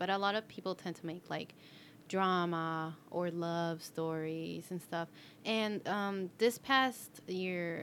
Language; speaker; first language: English; non-native, fluent; Spanish